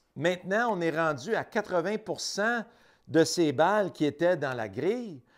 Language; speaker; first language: French; native; French